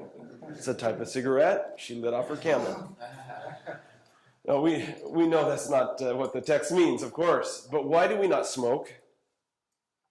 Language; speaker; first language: English; native; English